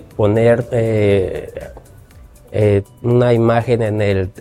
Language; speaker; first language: Spanish; native; Spanish